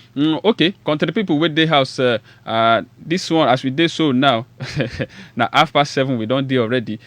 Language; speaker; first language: Nigerian Pidgin; non-native, local second language; Yoruba